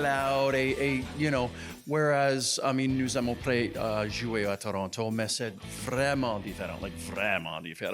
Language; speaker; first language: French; non-native, local second language; English